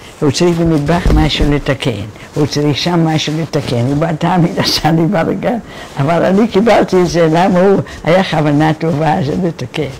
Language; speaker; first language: Hebrew; non-native, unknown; Dutch